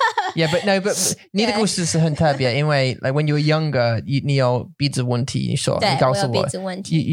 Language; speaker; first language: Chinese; non-native, learner; English